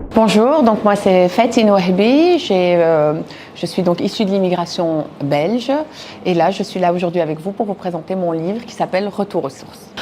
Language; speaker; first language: French; native; French